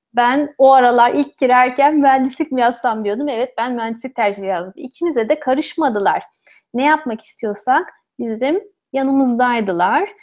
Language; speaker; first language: Turkish; native; Turkish